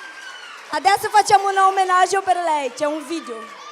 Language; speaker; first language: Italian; non-native, fluent; Portuguese